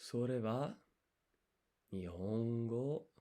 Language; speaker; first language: Japanese; non-native, learner; English